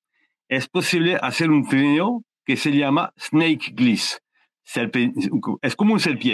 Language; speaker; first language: Spanish; non-native, learner; French